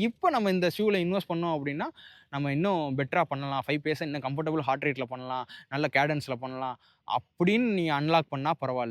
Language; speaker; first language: Tamil; native; Tamil